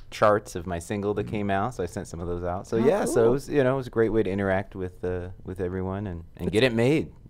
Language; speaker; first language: English; native; English